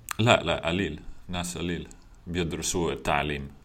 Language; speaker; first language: Arabic; non-native, learner; English